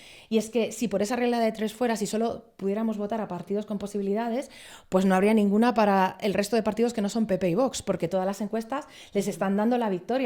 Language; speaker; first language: Spanish; native; Spanish